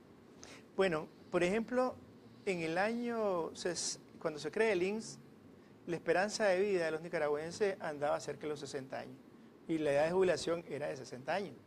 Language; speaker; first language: Spanish; native; Spanish